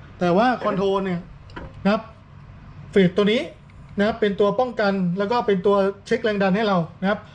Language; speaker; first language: Thai; native; Thai